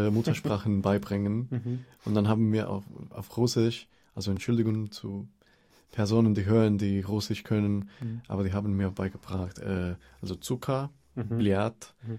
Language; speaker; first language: German; non-native, fluent; Spanish